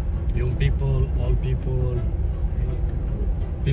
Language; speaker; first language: English; non-native, fluent; Spanish